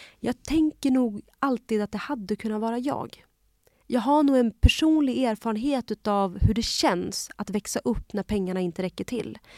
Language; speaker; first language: Swedish; early bilingual, other home language; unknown